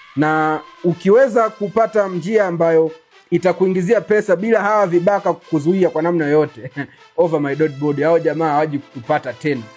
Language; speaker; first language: Swahili; native; Swahili